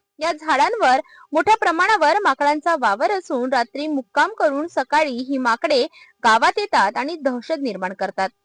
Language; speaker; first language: Marathi; native; Marathi